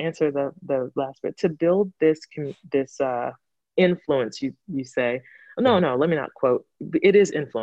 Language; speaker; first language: English; native; English